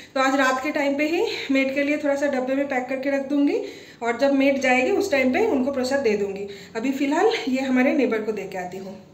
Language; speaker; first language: Hindi; non-native, local second language; Bangla